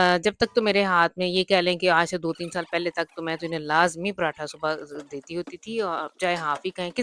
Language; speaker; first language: Urdu; non-native, local second language; Punjabi